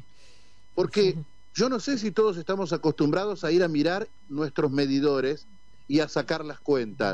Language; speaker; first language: Spanish; native; Spanish